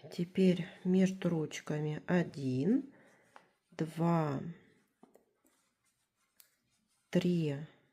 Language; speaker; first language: Russian; native; Russian